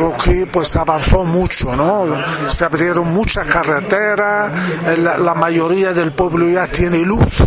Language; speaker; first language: Spanish; non-native, fluent; Arabic